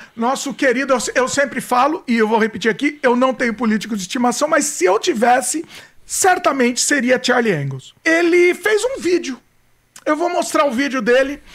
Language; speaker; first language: Portuguese; native; Portuguese